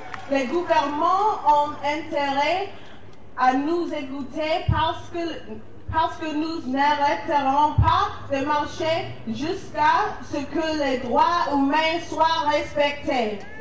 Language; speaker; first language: French; non-native, learner; English